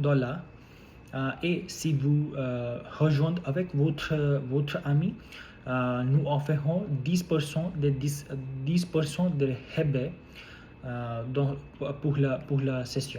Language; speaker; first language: French; non-native, learner; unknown